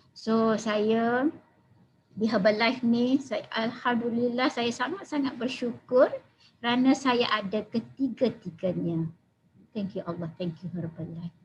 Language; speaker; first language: Malay; native; Malay